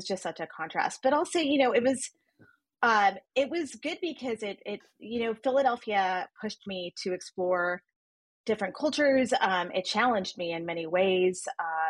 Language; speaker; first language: English; native; English